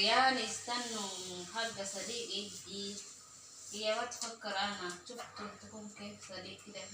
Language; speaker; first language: Arabic; non-native, learner; Bangla